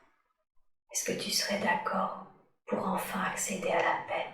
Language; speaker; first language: French; native; French